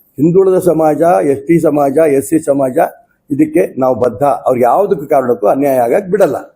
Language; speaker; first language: Kannada; native; Kannada